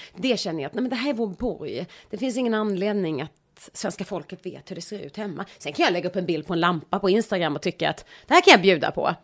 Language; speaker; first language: Swedish; native; Swedish